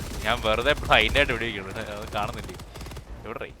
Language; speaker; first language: Malayalam; native; Malayalam